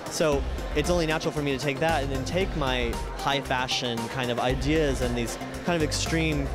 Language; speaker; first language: English; native; English